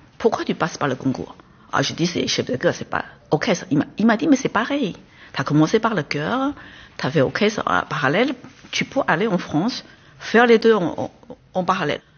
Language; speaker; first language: French; non-native, fluent; Chinese